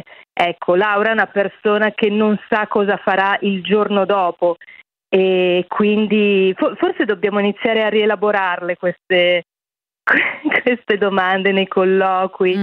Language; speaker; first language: Italian; native; Italian